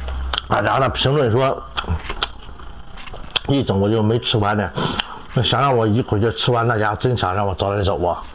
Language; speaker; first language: Chinese; native; Chinese